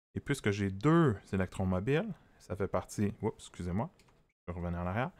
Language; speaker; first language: French; native; French